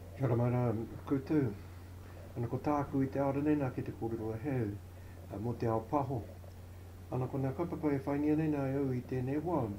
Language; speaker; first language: Māori; native; Māori